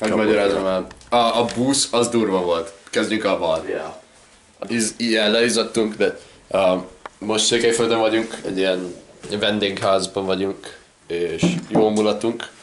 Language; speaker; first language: Hungarian; early bilingual, heritage; Hungarian